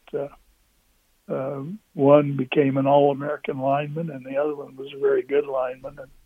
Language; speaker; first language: English; native; English